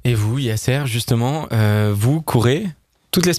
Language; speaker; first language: French; native; French